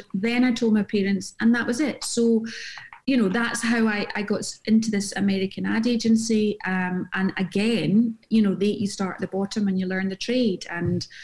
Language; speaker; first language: English; native; English